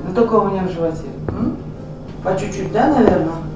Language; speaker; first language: Russian; non-native, local second language; Uzbek